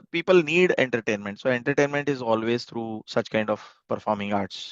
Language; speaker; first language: English; non-native, local second language; Kannada